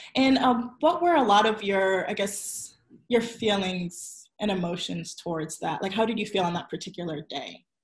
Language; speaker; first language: English; native; English